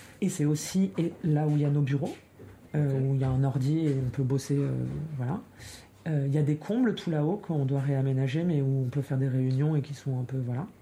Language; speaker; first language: French; native; French